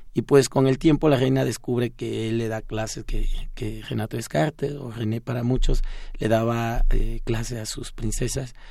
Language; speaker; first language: Spanish; non-native, local second language; Zapotec